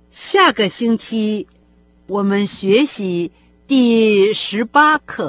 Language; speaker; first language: Chinese; non-native, fluent; Russian